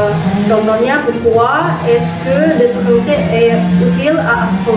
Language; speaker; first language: French; non-native, fluent; Indonesian